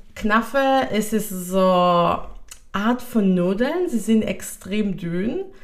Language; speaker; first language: German; non-native, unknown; Hebrew